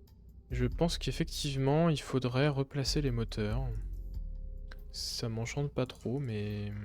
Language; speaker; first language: French; native; French